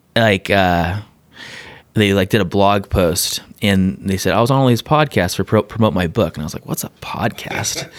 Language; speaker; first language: English; native; English